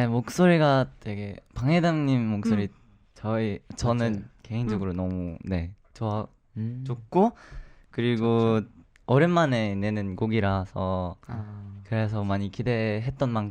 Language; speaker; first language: Korean; non-native, fluent; Japanese